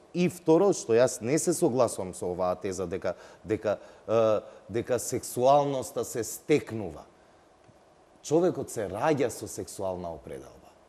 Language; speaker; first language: Macedonian; non-native, local second language; Albanian